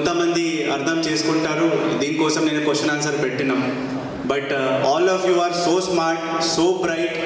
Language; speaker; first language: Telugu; non-native, fluent; Hindi